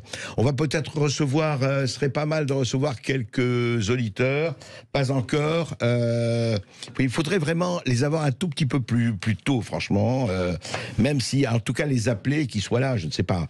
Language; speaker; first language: French; native; French